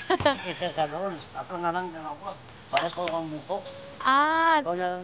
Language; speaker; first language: Filipino; non-native, learner; Spanish